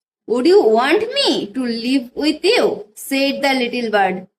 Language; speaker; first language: English; non-native, local second language; Bangla